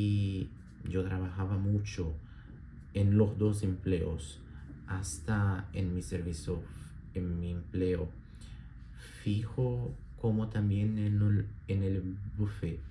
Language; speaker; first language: Spanish; non-native, learner; Portuguese